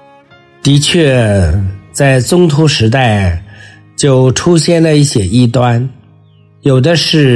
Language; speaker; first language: Chinese; native; Chinese